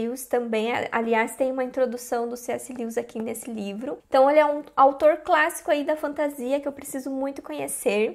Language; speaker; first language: Portuguese; native; Portuguese